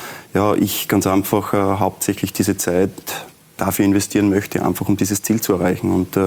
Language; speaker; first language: German; native; German